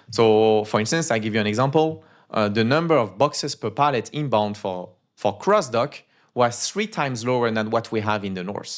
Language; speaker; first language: English; non-native, fluent; French